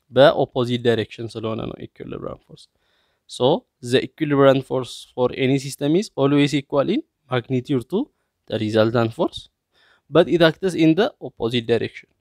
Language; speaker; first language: English; non-native, fluent; Amharic